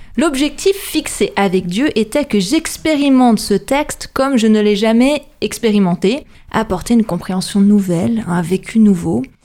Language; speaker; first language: French; native; French